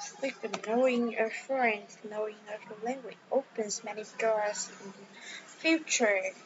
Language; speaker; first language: English; non-native, learner; Vietnamese